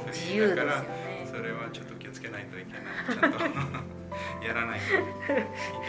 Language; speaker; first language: Japanese; non-native, learner; Spanish